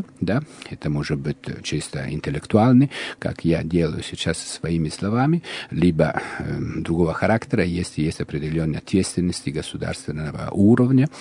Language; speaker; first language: Russian; non-native, fluent; Italian